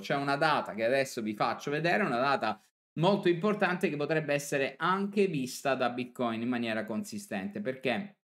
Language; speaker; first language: Italian; native; Italian